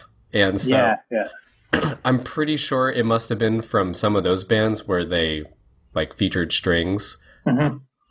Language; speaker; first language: English; native; English